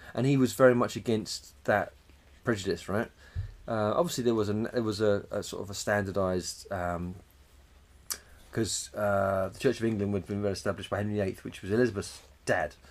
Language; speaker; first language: English; native; English